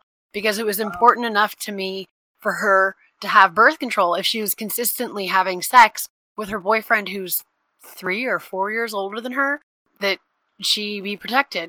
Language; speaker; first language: English; native; English